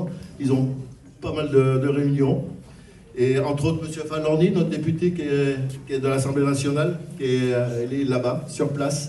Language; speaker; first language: French; native; French